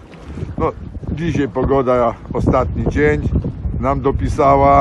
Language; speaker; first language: Polish; native; Polish